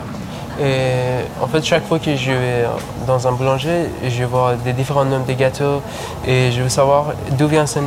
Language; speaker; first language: French; non-native, learner; Persian